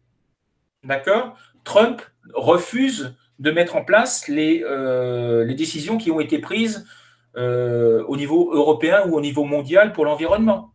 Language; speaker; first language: French; native; French